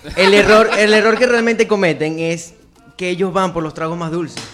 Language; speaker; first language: Spanish; native; Spanish